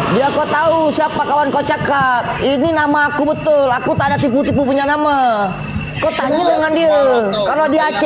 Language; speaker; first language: Malay; native; Malay